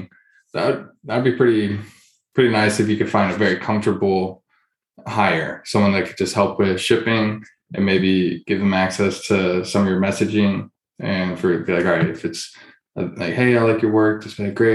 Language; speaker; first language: English; native; English